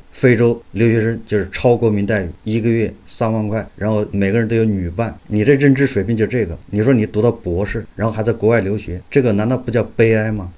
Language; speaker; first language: Chinese; native; Chinese